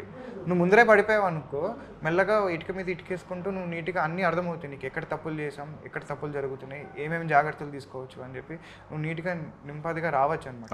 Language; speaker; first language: Telugu; native; Telugu